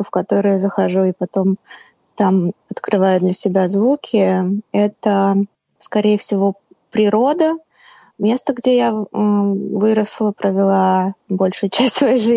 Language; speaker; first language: Russian; non-native, local second language; Tatar